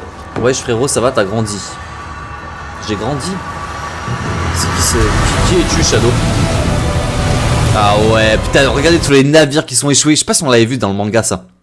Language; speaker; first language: French; native; French